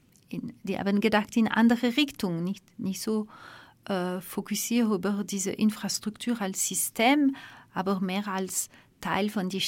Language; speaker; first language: German; non-native, fluent; Dutch